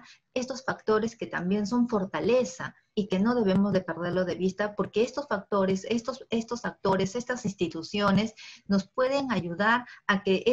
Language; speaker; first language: Spanish; native; Spanish